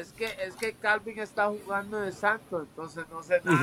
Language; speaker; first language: Spanish; early bilingual, heritage; Spanish